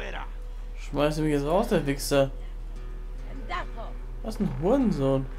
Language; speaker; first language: German; native; German